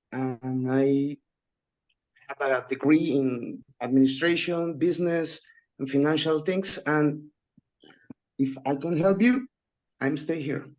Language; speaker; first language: English; non-native, learner; Spanish